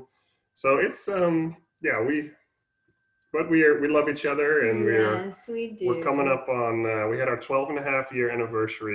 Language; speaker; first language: English; non-native, fluent; Dutch